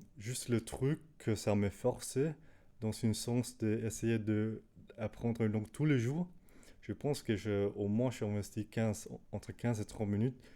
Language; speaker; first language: French; non-native, learner; Danish